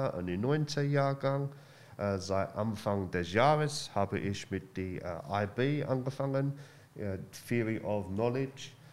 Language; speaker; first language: German; non-native, learner; English